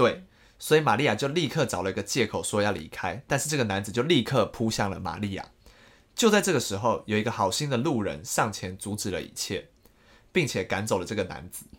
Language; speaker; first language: Chinese; native; Chinese